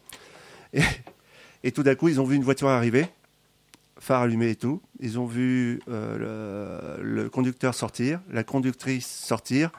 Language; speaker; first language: French; native; French